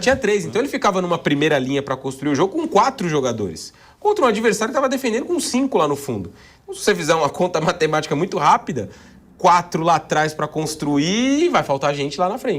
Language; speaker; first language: Portuguese; native; Portuguese